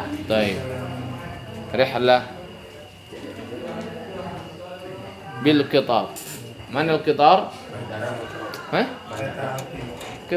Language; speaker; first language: Arabic; non-native, fluent; Indonesian